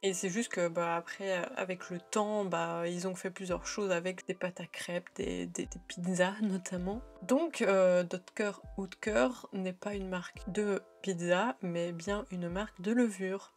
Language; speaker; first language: French; native; French